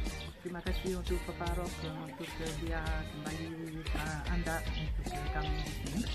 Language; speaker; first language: Indonesian; non-native, learner; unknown